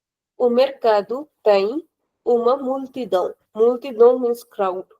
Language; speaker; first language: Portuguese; non-native, fluent; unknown